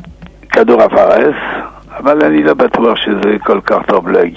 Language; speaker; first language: Hebrew; non-native, fluent; English